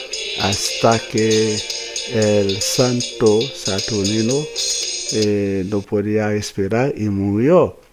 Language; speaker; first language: Spanish; non-native, fluent; Haitian Creole